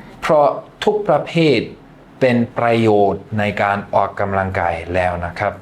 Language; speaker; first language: Thai; non-native, fluent; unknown